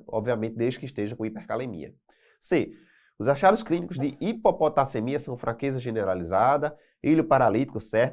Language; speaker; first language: Portuguese; native; Portuguese